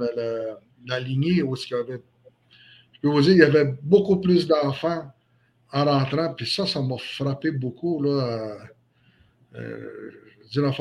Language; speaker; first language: French; native; French